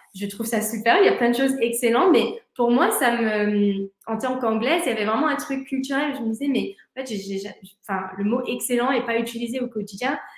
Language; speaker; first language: French; early bilingual, heritage; English